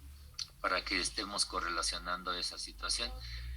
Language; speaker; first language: Spanish; native; Spanish